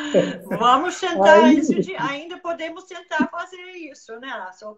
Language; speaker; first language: Portuguese; non-native, fluent; English